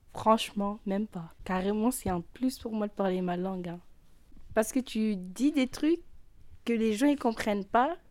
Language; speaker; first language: French; native; French